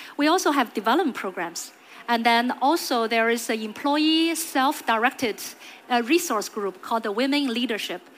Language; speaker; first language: English; non-native, fluent; Chinese